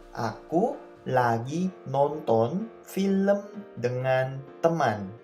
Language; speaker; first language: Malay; non-native, fluent; Korean